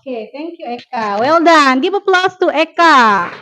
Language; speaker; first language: English; non-native, fluent; Indonesian